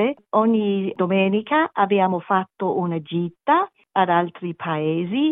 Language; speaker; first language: Italian; non-native, learner; German